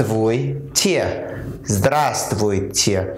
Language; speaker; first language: Russian; non-native, learner; English